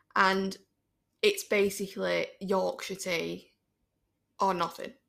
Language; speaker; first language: English; native; English